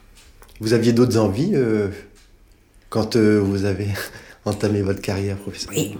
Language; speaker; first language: French; native; French